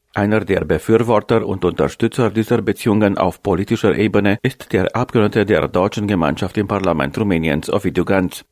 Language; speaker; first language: German; non-native, local second language; Romanian